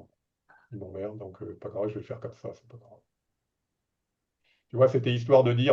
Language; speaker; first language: French; native; French